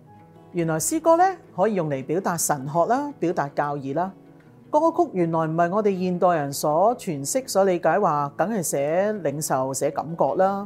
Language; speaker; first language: Chinese; native; Chinese